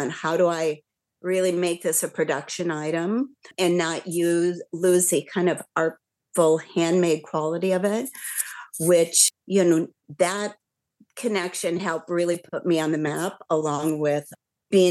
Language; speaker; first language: English; native; English